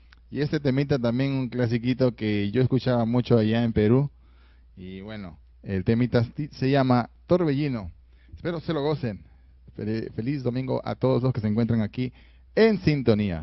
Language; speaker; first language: Spanish; native; Spanish